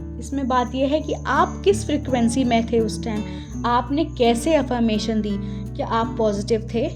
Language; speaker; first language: Hindi; native; Hindi